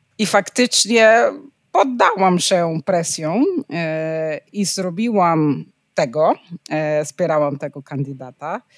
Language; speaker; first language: Polish; non-native, fluent; Spanish